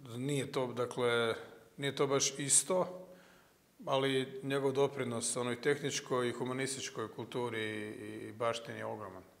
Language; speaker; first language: Croatian; native; Croatian